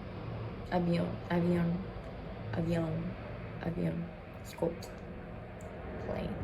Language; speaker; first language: Portuguese; non-native, fluent; Japanese